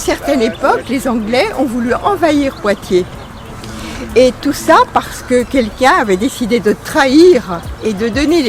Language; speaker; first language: French; native; French